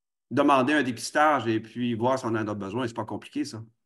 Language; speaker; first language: French; native; French